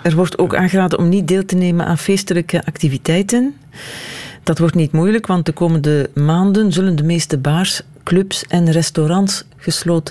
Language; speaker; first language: Dutch; native; Dutch